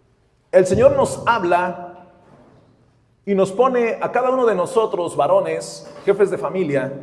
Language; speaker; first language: Spanish; native; Spanish